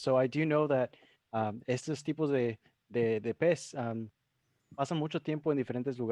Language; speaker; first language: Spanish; early bilingual, heritage; Spanish